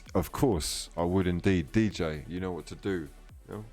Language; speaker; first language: English; native; English